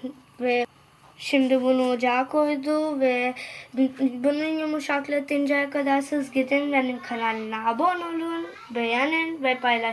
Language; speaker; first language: Turkish; non-native, learner; Urdu